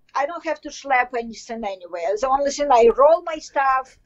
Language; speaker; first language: English; non-native, fluent; Russian